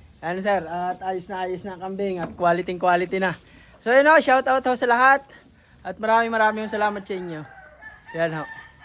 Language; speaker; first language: Filipino; native; Filipino